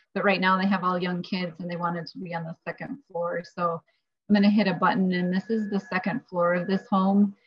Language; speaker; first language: English; native; English